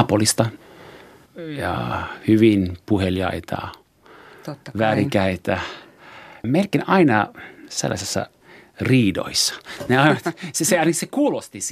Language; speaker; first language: Finnish; non-native, fluent; French